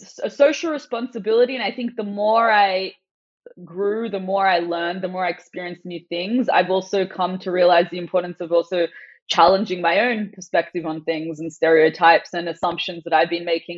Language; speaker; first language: English; non-native, local second language; Persian